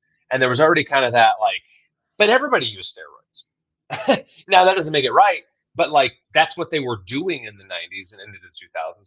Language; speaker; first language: English; native; English